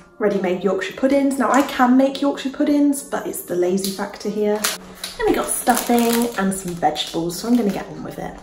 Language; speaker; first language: English; native; English